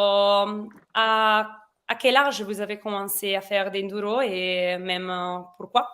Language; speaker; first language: French; non-native, learner; Italian